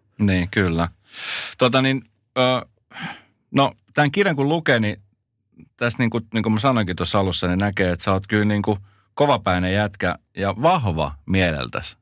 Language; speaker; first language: Finnish; native; Finnish